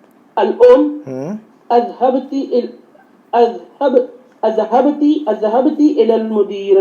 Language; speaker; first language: Arabic; non-native, learner; Urdu